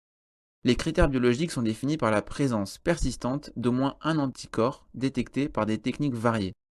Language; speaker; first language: French; native; French